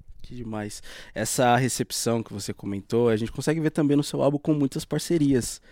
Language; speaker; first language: Portuguese; native; Portuguese